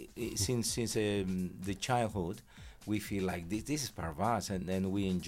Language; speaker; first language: English; non-native, fluent; Spanish